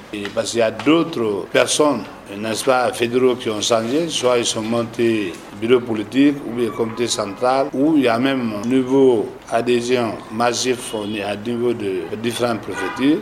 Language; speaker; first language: French; non-native, local second language; Susu